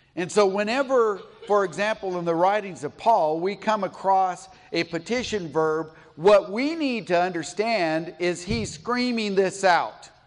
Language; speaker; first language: English; native; English